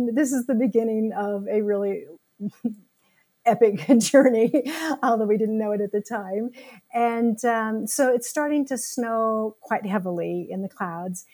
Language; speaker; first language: English; native; English